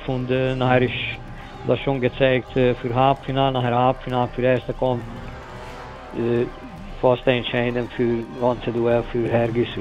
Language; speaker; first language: German; non-native, learner; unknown